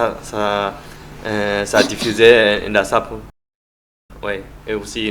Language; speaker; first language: French; non-native, learner; Japanese